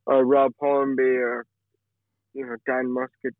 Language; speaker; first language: English; native; English